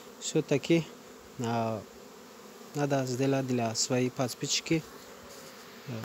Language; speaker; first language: Russian; non-native, learner; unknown